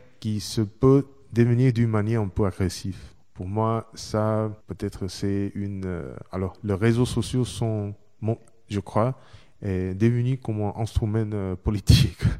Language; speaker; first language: French; non-native, learner; Chinese